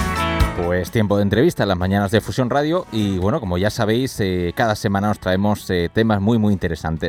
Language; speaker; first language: Spanish; native; Spanish